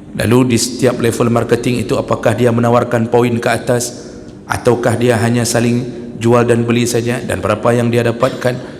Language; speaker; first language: Malay; non-native, local second language; Achinese